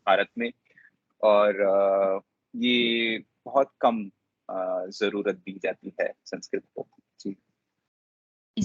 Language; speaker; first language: Hindi; non-native, local second language; Telugu